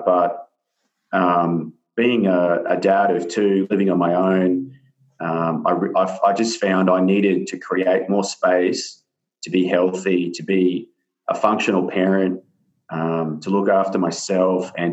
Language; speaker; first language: English; native; English